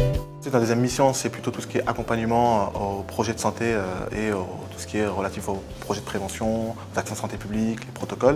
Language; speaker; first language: French; native; French